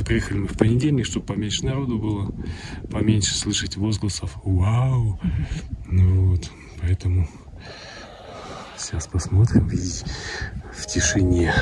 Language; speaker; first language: Russian; native; Russian